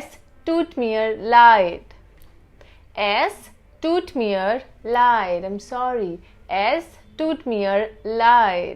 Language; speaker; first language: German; non-native, fluent; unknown